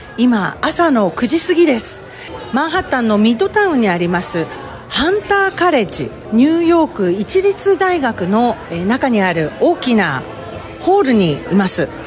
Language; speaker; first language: Japanese; native; Japanese